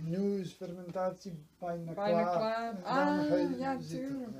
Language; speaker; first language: Dutch; non-native, learner; Serbian